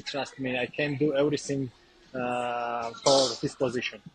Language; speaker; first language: English; non-native, learner; Georgian